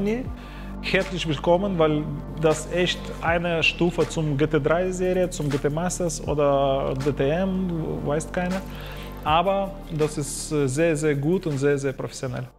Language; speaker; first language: German; non-native, learner; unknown